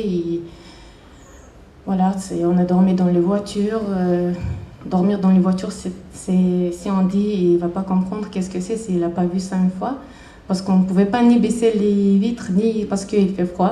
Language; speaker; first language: French; non-native, learner; Chechen